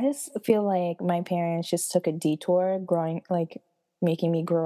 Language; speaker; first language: English; non-native, fluent; Haitian Creole